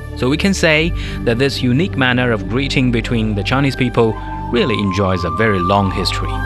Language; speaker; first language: English; non-native, fluent; Chinese